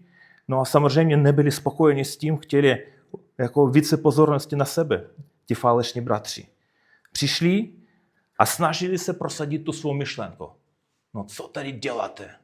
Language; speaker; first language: Czech; non-native, fluent; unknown